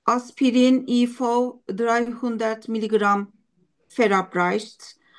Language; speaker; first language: German; non-native, learner; Turkish